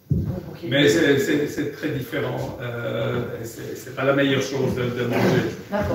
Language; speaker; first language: French; non-native, fluent; German